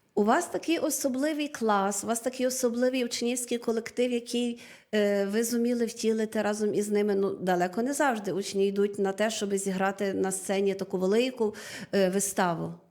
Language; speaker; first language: Ukrainian; native; Ukrainian